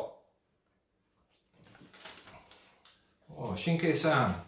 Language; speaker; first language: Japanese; non-native, learner; English